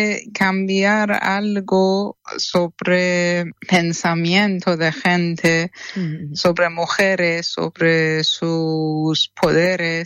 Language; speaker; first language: Spanish; non-native, fluent; Persian